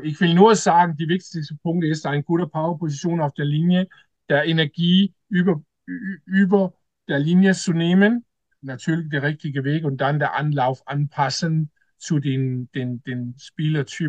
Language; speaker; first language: German; non-native, learner; Danish